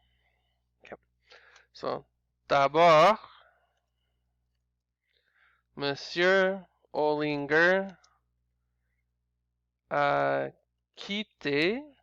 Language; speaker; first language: French; non-native, learner; English